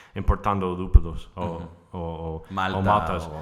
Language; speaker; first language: Spanish; non-native, fluent; English